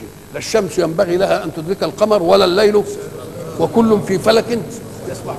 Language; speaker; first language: Arabic; native; Arabic